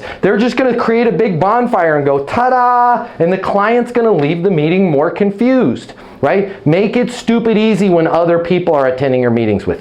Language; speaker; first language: English; native; English